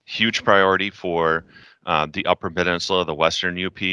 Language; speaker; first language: English; native; English